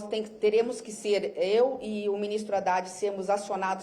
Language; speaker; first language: Portuguese; native; Portuguese